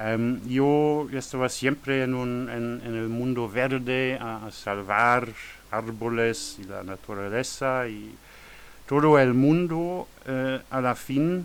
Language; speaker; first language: Spanish; non-native, learner; French